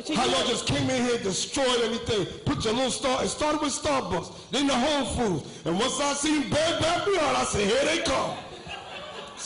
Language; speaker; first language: English; native; English